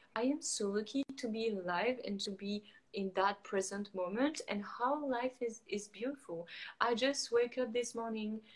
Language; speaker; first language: English; non-native, fluent; French